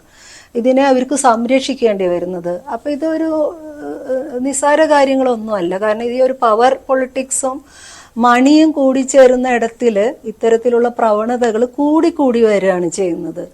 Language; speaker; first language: Malayalam; native; Malayalam